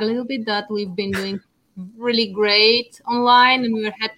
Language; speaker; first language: English; non-native, fluent; Bulgarian